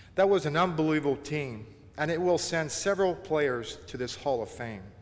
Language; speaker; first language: English; non-native, local second language; French